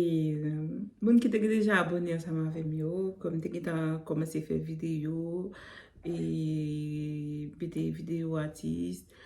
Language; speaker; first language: French; non-native, learner; Haitian Creole